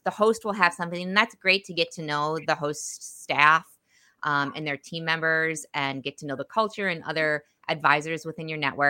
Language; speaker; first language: English; native; English